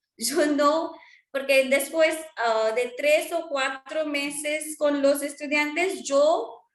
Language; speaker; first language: Spanish; non-native, fluent; Marwari